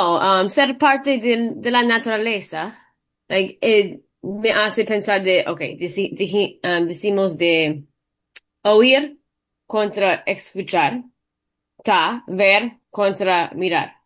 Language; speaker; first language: Spanish; early bilingual, heritage; Spanish